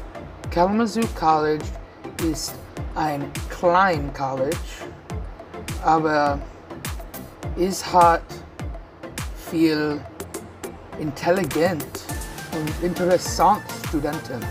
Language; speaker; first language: German; non-native, learner; English